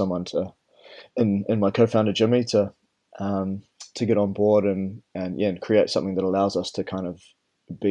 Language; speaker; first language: English; native; English